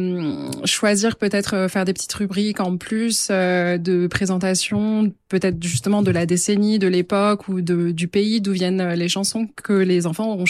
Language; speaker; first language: French; native; French